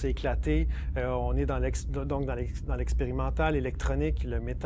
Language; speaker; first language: French; native; French